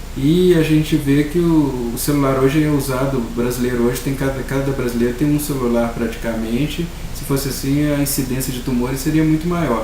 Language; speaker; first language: Portuguese; native; Portuguese